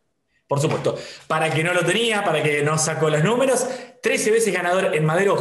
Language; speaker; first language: Spanish; native; Spanish